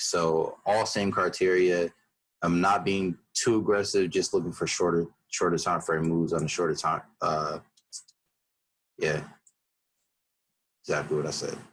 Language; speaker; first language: English; native; English